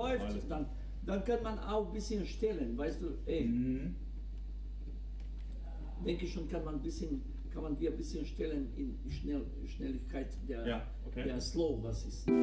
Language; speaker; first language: German; non-native, learner; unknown